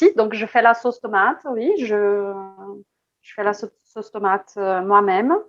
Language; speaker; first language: French; non-native, fluent; Portuguese